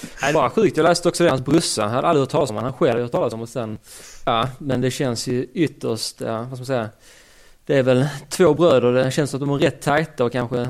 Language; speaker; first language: Swedish; native; Swedish